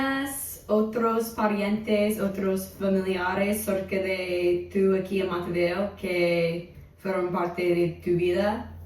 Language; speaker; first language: Spanish; non-native, fluent; English